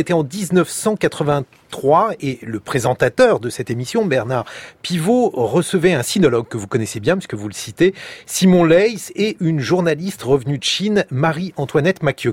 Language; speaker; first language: French; native; French